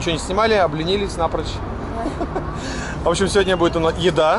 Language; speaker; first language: Russian; native; Russian